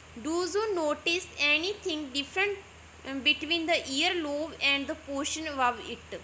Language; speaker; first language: English; non-native, local second language; Punjabi